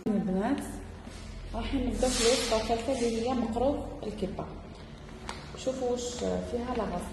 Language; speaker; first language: Arabic; native; Arabic